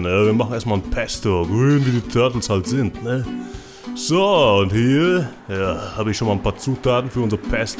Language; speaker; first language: German; native; German